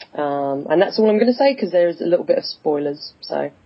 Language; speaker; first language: English; native; English